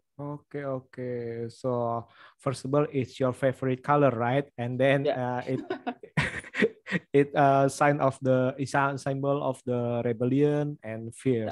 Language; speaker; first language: English; non-native, learner; Indonesian